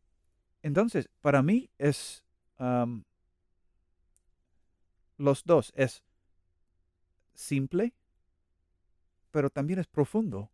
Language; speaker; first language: Spanish; non-native, learner; English